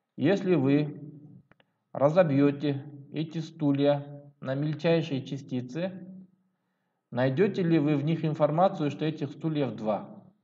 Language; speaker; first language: Russian; non-native, local second language; Kyrgyz